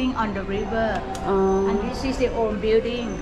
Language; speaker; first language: English; non-native, fluent; Thai